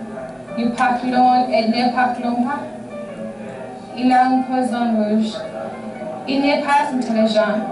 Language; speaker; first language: French; non-native, learner; English